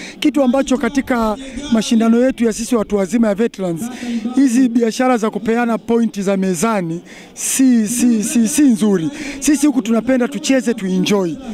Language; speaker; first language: Swahili; native; Swahili